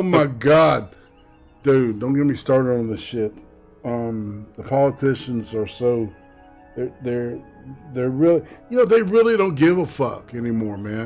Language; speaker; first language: English; native; English